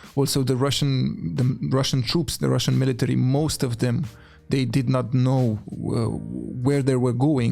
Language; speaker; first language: English; non-native, fluent; Romanian